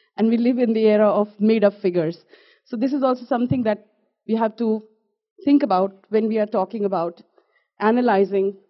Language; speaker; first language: English; non-native, local second language; Kashmiri